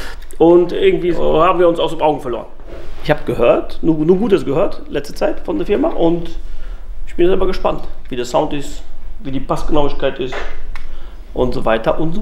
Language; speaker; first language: German; native; German